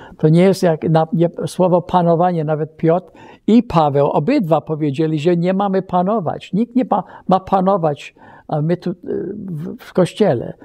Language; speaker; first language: Polish; early bilingual, heritage; Polish